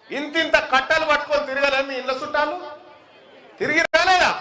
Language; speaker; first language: Telugu; native; Telugu